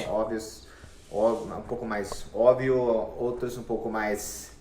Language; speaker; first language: Portuguese; non-native, fluent; English